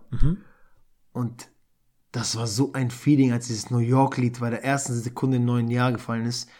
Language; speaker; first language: German; early bilingual, other home language; Albanian